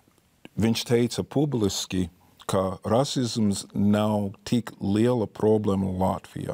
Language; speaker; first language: Latvian; non-native, fluent; English